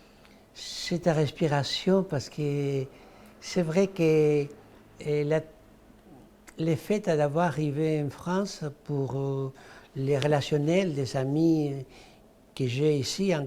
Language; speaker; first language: French; non-native, fluent; Spanish